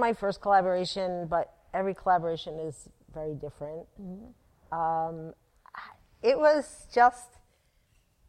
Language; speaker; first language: English; native; English